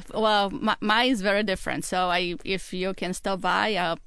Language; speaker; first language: English; non-native, fluent; Polish